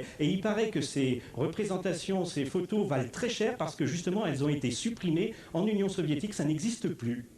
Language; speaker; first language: French; native; French